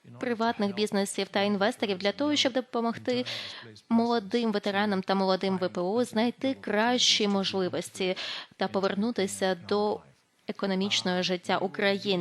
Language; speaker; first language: Ukrainian; non-native, fluent; Lithuanian